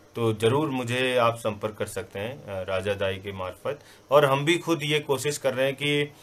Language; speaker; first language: Hindi; non-native, local second language; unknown